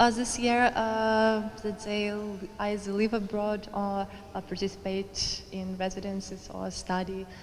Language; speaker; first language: English; non-native, learner; Ukrainian